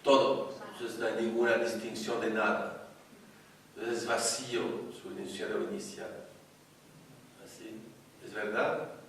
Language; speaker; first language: Spanish; non-native, fluent; French